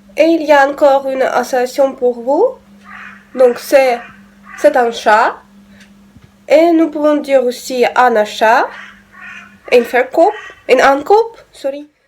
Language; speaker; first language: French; non-native, learner; Russian